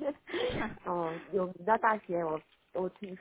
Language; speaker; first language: Chinese; non-native, learner; Korean